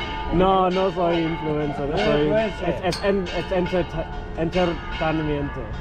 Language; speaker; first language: Spanish; non-native, learner; English